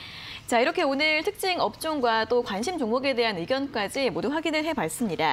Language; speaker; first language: Korean; native; Korean